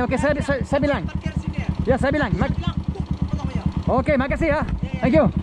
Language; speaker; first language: Indonesian; non-native, learner; English